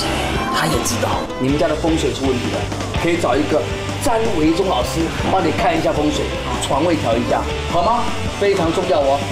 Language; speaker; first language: Chinese; native; Chinese